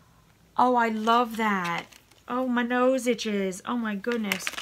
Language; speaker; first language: English; native; English